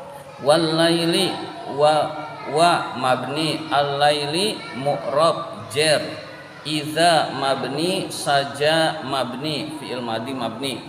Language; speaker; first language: Arabic; non-native, fluent; Indonesian